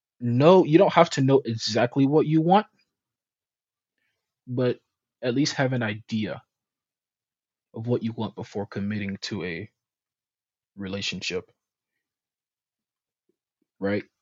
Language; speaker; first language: English; native; English